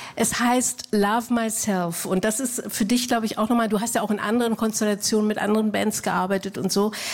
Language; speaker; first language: German; native; German